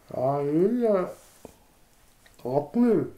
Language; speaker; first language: Mongolian; non-native, learner; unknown